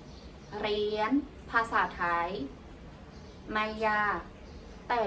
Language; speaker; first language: Thai; non-native, fluent; Burmese